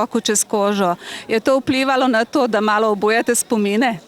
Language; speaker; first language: Slovenian; native; Slovenian